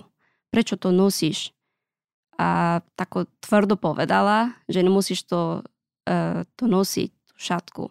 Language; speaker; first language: Slovak; non-native, learner; Pashto